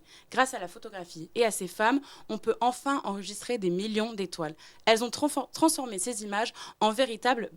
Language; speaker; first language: French; native; French